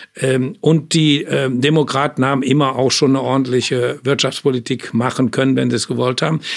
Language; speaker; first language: German; native; German